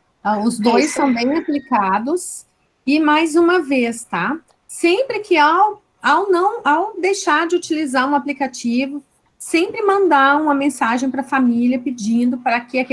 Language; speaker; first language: Portuguese; native; Portuguese